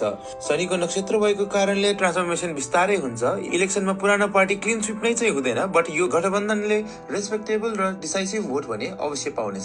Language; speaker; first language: Nepali; native; Nepali